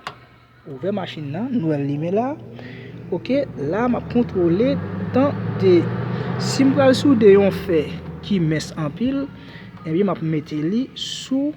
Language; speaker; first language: French; non-native, learner; Haitian Creole